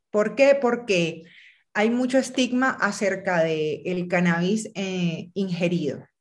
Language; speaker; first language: Spanish; native; Spanish